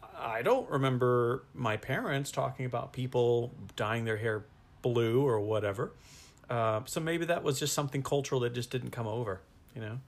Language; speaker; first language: English; native; English